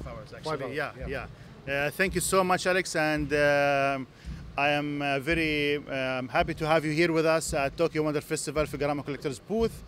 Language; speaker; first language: English; non-native, fluent; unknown